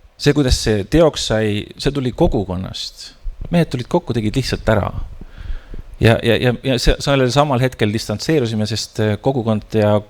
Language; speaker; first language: Estonian; native; Estonian